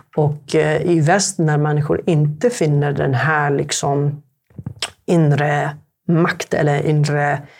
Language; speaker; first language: Swedish; non-native, fluent; Arabic